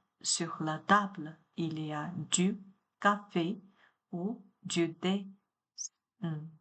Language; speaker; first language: French; non-native, learner; Chinese